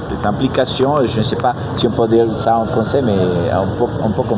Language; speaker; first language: French; non-native, fluent; Spanish